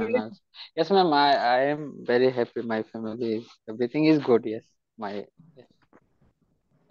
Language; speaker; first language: English; non-native, learner; Hindi